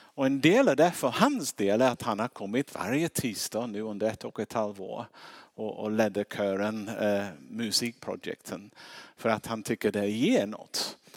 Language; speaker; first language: Swedish; non-native, fluent; English